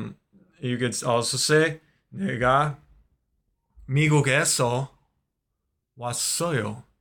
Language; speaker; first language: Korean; non-native, fluent; English